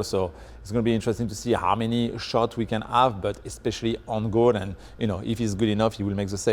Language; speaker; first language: English; non-native, fluent; French